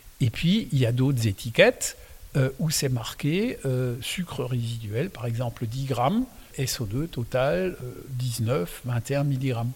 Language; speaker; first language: French; non-native, local second language; Swiss German